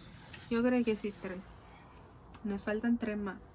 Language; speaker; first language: Spanish; early bilingual, heritage; Spanish